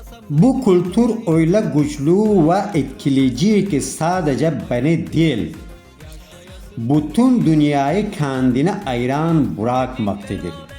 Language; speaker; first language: Turkish; non-native, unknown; Persian